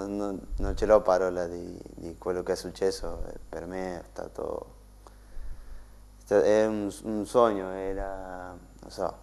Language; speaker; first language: Italian; non-native, learner; Spanish